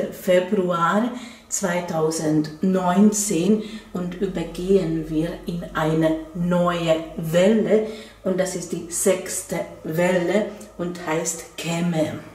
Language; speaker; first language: German; non-native, fluent; Hungarian